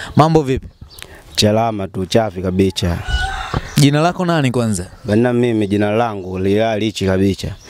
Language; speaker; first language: Swahili; native; Swahili